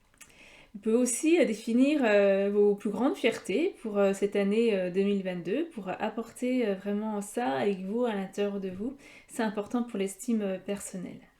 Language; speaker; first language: French; native; French